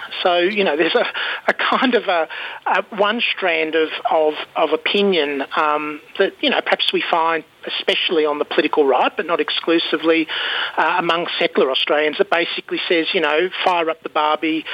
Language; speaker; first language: English; native; English